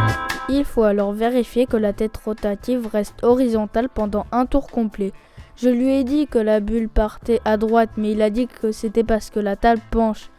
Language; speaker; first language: French; native; French